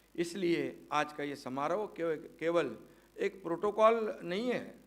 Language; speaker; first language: Hindi; non-native, local second language; Marathi